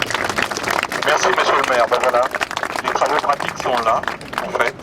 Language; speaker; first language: French; native; French